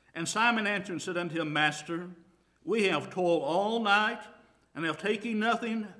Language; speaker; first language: English; native; English